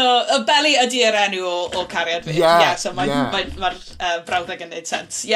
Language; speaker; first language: Welsh; non-native, local second language; English